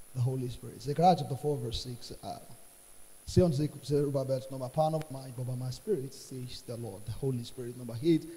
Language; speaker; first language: English; non-native, local second language; Yoruba